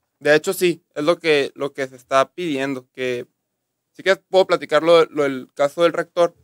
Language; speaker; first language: Spanish; native; Spanish